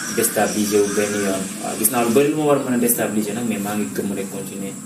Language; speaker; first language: Wolof; non-native, local second language; Jola-Fonyi